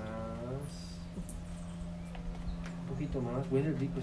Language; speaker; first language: Spanish; native; Spanish